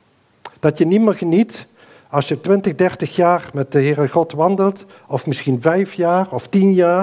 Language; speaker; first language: Dutch; native; Dutch